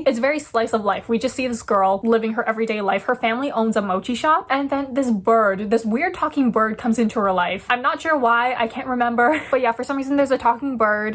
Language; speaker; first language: English; native; English